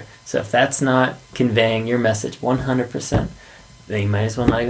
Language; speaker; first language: English; native; English